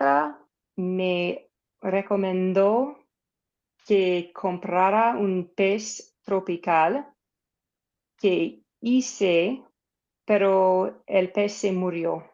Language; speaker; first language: Spanish; non-native, learner; English